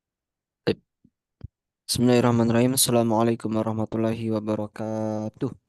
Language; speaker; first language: Arabic; non-native, fluent; Indonesian